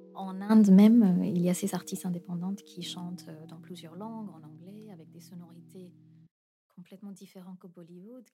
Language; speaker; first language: French; non-native, fluent; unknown